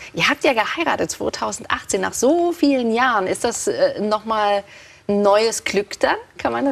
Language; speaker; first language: German; native; German